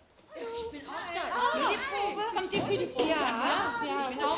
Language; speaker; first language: German; non-native, fluent; Portuguese